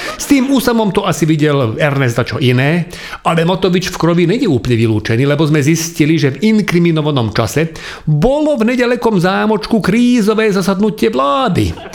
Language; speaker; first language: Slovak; non-native, local second language; Hungarian